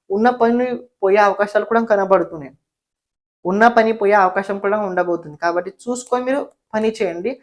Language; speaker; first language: Telugu; non-native, local second language; Marathi